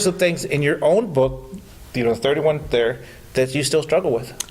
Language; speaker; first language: English; native; English